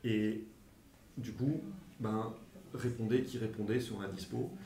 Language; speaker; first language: French; native; French